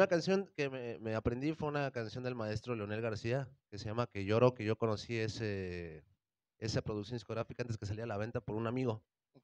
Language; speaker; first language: Spanish; native; Spanish